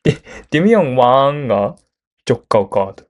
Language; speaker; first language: Cantonese; non-native, learner; Japanese